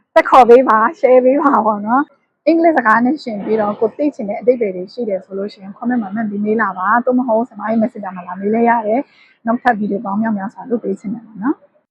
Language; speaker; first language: Burmese; native; Burmese